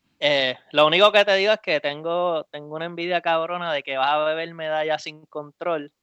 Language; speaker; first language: Spanish; native; Spanish